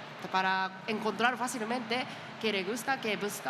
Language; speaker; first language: Spanish; non-native, learner; Japanese